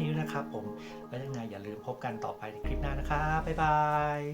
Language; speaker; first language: Thai; native; Thai